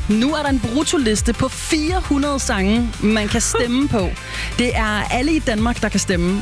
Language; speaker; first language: Danish; early bilingual, other home language; Bosnian